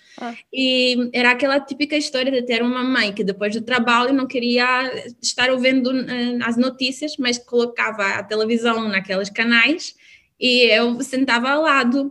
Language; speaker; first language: Portuguese; non-native, fluent; Albanian